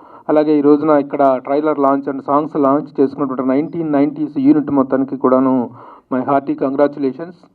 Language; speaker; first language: Telugu; native; Telugu